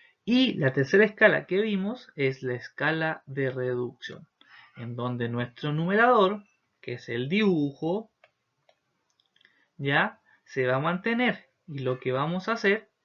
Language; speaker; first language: Spanish; native; Spanish